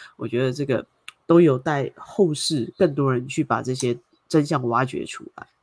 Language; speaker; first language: Chinese; native; Chinese